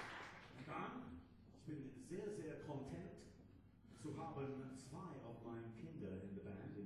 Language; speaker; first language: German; non-native, learner; English